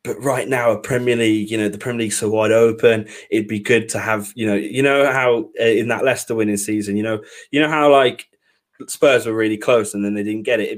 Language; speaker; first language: English; native; English